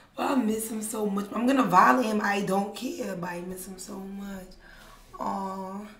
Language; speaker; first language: English; native; English